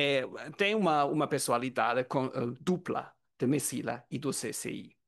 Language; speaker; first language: Portuguese; non-native, learner; German